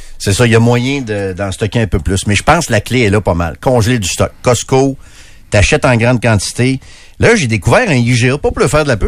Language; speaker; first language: French; native; French